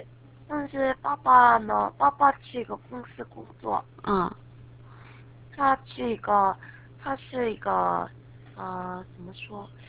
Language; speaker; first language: Chinese; non-native, learner; Korean